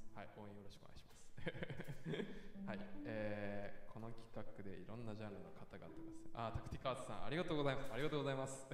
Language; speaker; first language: Japanese; native; Japanese